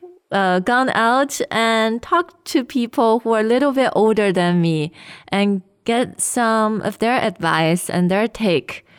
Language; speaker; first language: English; non-native, fluent; Chinese